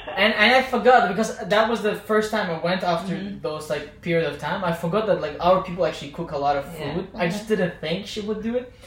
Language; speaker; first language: English; non-native, fluent; Azerbaijani